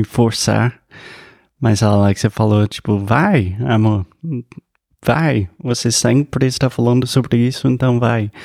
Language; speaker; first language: Portuguese; non-native, fluent; English